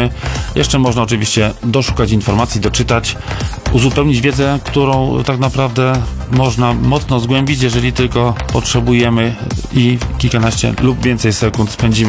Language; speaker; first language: Polish; native; Polish